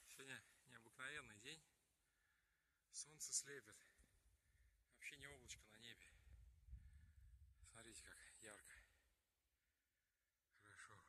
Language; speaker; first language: Russian; native; Russian